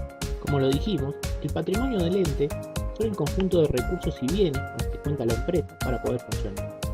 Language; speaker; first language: Spanish; native; Spanish